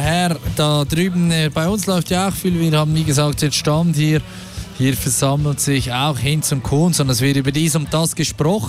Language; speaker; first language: German; native; German